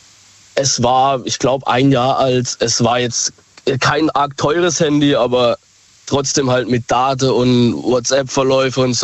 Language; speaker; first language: German; native; German